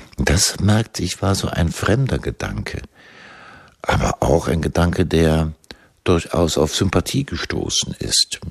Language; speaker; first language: German; native; German